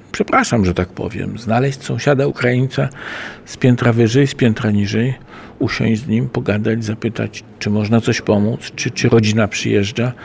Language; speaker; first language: Polish; native; Polish